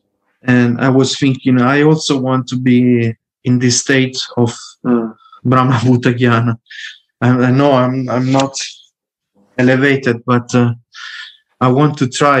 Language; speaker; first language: English; non-native, fluent; Italian